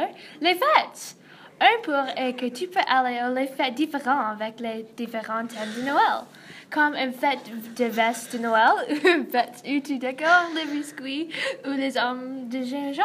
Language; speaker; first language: French; non-native, learner; English